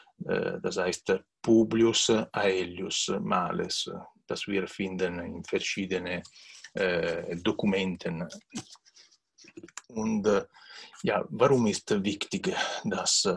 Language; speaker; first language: German; non-native, learner; Italian